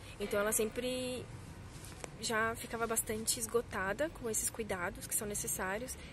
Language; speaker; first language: Portuguese; native; Portuguese